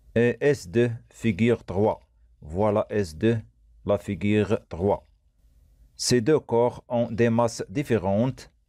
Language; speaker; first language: French; non-native, local second language; Arabic